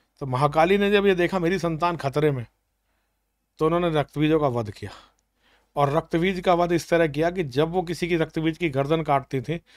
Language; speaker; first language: Hindi; native; Hindi